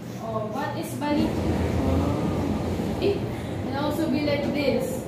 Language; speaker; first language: English; non-native, local second language; Filipino